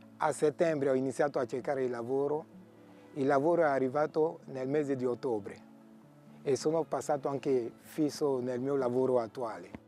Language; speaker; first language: Italian; non-native, fluent; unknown